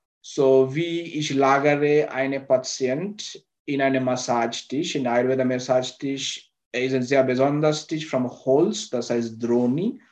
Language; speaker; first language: German; non-native, learner; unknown